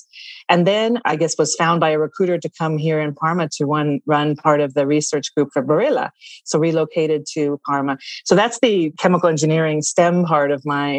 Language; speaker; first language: English; native; English